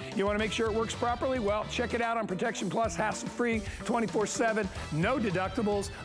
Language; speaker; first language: English; native; English